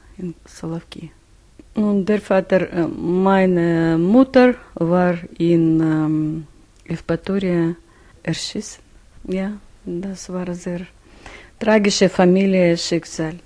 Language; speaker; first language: German; early bilingual, heritage; Russian